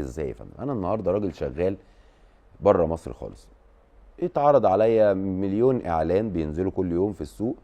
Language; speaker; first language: Arabic; native; Arabic